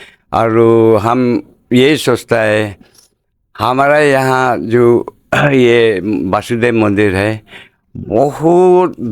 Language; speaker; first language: Hindi; non-native, local second language; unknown